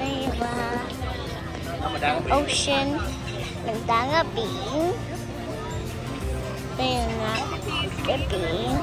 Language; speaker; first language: Vietnamese; early bilingual, heritage; Vietnamese